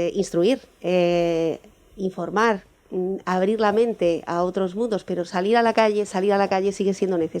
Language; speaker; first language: Spanish; native; Spanish